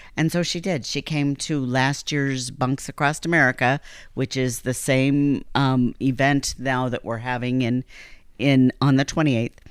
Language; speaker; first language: English; native; English